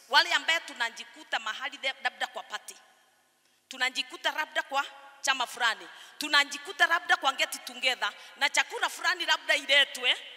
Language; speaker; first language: Swahili; non-native, local second language; Kikuyu